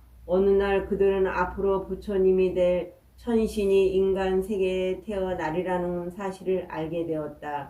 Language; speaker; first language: Korean; native; Korean